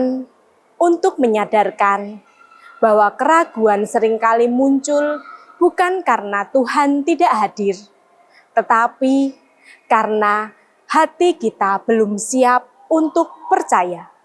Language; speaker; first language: Indonesian; native; Indonesian